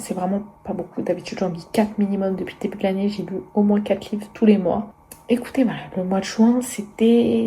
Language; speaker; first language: French; native; French